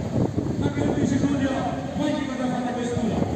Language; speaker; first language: Italian; non-native, fluent; Bangla